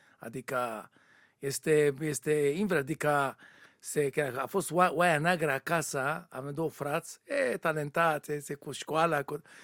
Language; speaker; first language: Romanian; non-native, learner; Hebrew